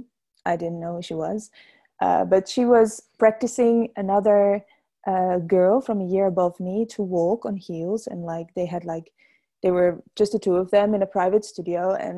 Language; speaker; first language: English; non-native, fluent; Dutch